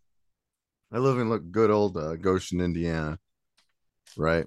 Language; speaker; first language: English; native; English